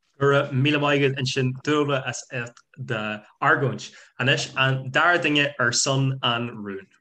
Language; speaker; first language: Irish; non-native, local second language; English